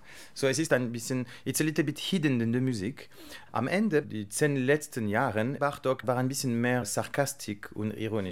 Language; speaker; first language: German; non-native, learner; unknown